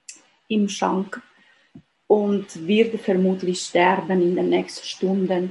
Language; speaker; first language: German; non-native, fluent; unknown